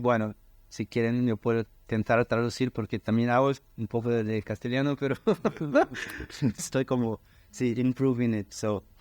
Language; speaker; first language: Spanish; non-native, learner; Portuguese